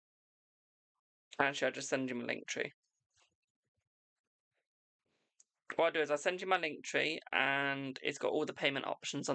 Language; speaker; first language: English; native; English